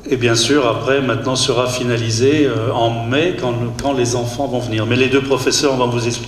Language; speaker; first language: French; native; French